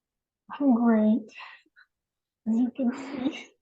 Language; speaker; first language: English; non-native, fluent; Russian